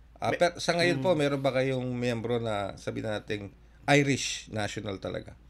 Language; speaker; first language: Filipino; native; Filipino